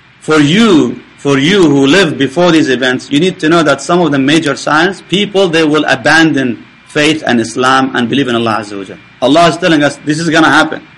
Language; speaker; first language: English; non-native, fluent; Arabic